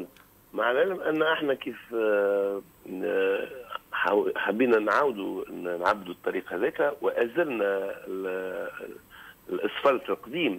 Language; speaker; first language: Arabic; native; Arabic